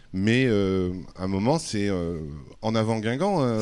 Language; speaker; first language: French; native; French